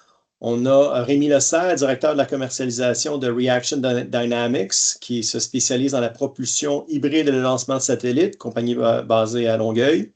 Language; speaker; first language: French; native; French